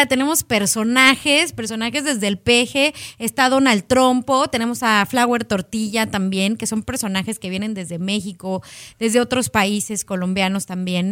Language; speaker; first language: Spanish; native; Spanish